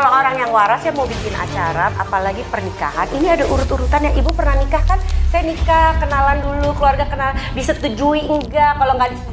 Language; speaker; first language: Indonesian; native; Indonesian